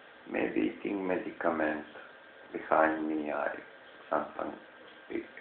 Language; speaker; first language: English; non-native, learner; Serbian